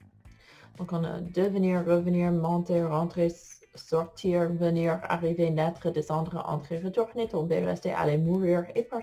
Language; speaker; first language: French; non-native, fluent; English